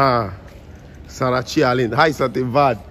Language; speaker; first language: Romanian; non-native, learner; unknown